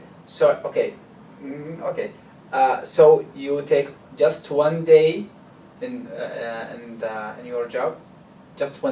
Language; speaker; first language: English; non-native, learner; Arabic